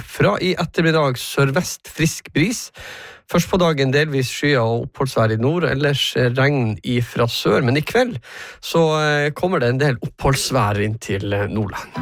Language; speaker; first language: Norwegian; native; Norwegian